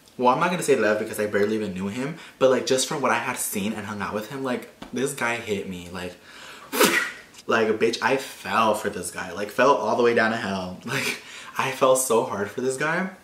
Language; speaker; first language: English; early bilingual, other home language; Spanish